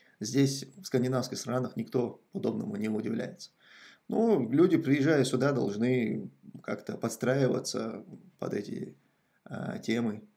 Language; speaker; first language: Russian; non-native, local second language; Chechen